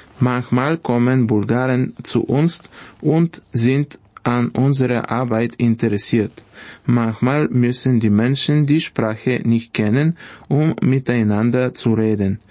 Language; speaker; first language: German; non-native, fluent; Bulgarian